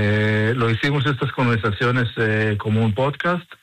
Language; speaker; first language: Spanish; non-native, fluent; Hebrew